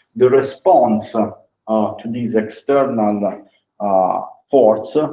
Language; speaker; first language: English; non-native, fluent; Italian